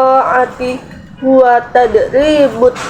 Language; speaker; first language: Arabic; non-native, learner; Indonesian